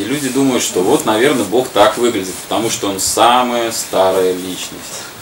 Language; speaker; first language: Russian; native; Russian